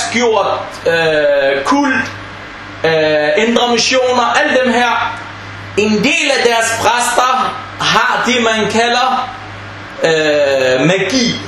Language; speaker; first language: Danish; non-native, fluent; Arabic